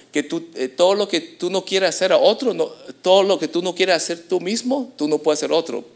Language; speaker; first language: Spanish; early bilingual, other home language; Chinese